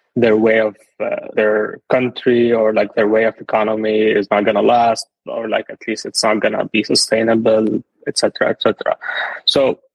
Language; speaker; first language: English; non-native, fluent; Arabic